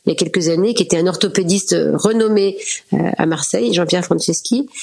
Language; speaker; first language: French; native; French